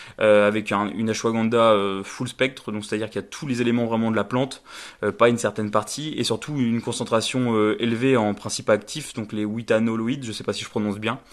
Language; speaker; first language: French; native; French